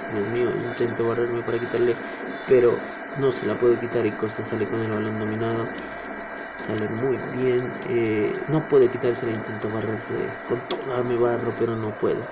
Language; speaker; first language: Spanish; native; Spanish